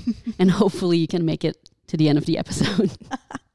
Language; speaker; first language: English; non-native, fluent; French